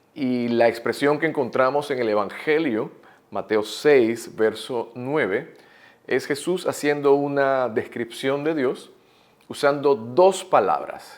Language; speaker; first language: Spanish; native; Spanish